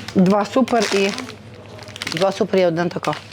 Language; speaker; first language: Ukrainian; native; Ukrainian